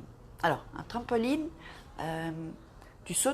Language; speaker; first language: French; native; French